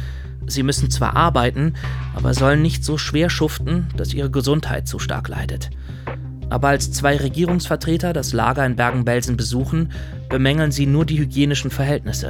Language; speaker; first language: German; native; German